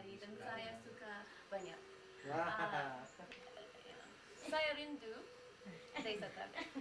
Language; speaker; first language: Indonesian; non-native, learner; English